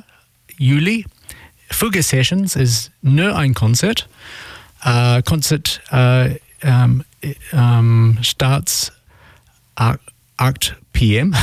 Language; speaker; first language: German; non-native, learner; English